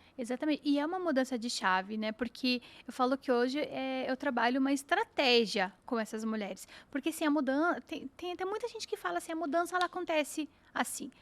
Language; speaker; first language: Portuguese; native; Portuguese